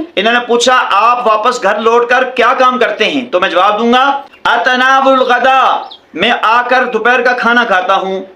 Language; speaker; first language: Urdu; native; Urdu